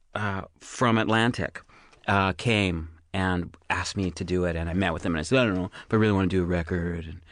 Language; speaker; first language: English; native; English